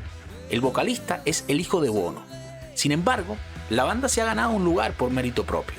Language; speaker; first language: Spanish; native; Spanish